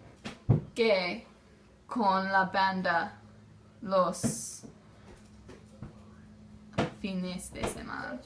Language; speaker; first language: Spanish; non-native, learner; English